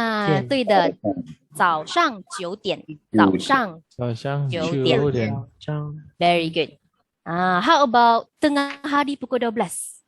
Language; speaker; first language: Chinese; non-native, fluent; Malay